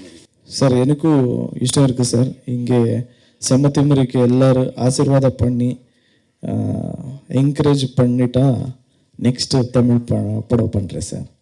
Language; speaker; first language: Tamil; non-native, learner; Kannada